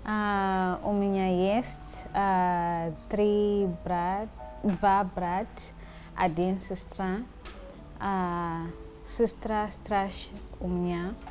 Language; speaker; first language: Russian; non-native, learner; Shona